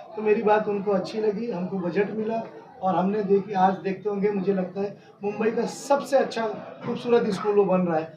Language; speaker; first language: Hindi; native; Hindi